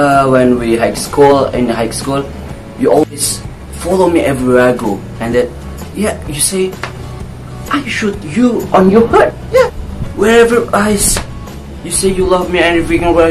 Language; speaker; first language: English; non-native, learner; Javanese